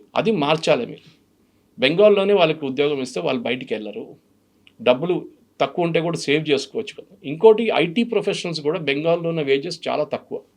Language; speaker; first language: Telugu; non-native, fluent; Malayalam